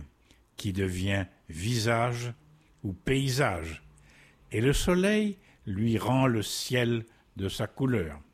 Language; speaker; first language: French; native; French